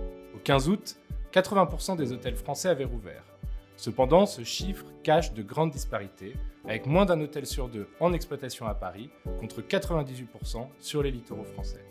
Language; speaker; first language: French; native; French